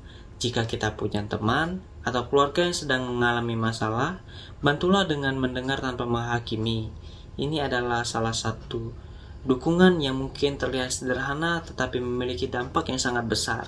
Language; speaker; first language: Indonesian; native; Indonesian